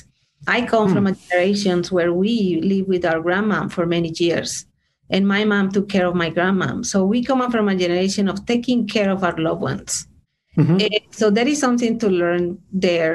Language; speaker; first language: English; non-native, fluent; Spanish